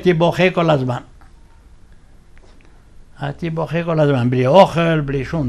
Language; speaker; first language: Hebrew; non-native, fluent; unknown